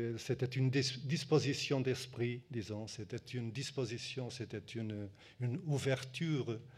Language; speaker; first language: French; non-native, fluent; Portuguese